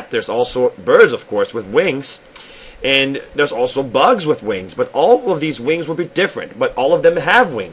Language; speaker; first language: English; non-native, fluent; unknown